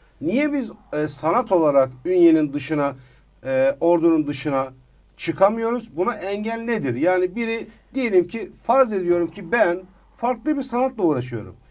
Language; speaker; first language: Turkish; native; Turkish